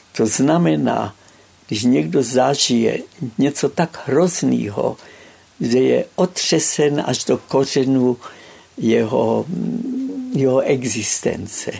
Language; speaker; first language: Czech; native; Czech